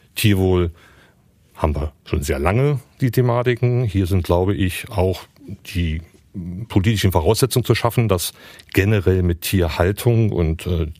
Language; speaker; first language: German; native; German